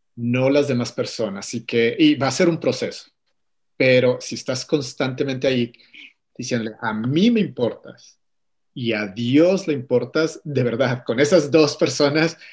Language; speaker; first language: Spanish; native; Spanish